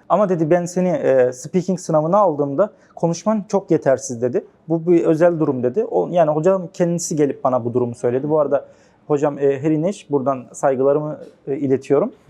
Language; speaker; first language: Turkish; native; Turkish